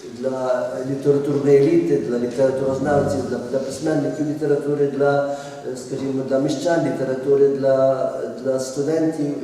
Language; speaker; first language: Ukrainian; early bilingual, heritage; Ukrainian